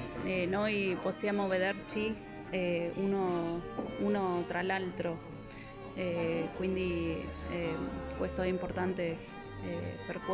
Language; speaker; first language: Italian; non-native, fluent; Spanish